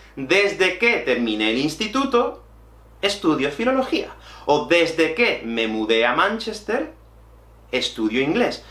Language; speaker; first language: Spanish; native; Spanish